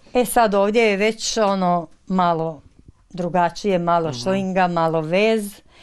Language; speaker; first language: Croatian; native; Croatian